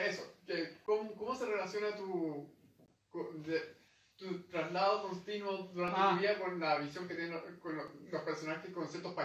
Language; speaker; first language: Spanish; native; Spanish